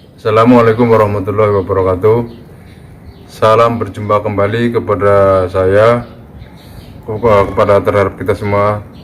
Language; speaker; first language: Indonesian; native; Indonesian